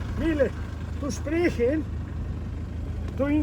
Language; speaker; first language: German; non-native, learner; Croatian